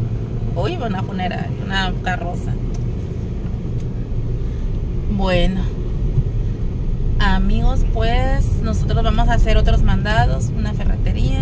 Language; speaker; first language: Spanish; native; Spanish